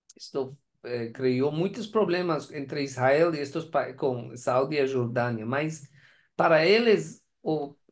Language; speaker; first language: Portuguese; non-native, fluent; Persian